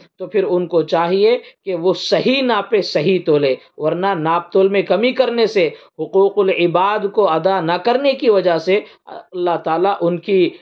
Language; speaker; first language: Urdu; native; Urdu